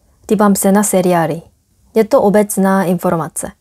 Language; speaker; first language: Czech; non-native, fluent; Korean